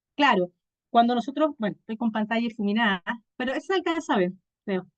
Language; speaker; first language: Spanish; native; Spanish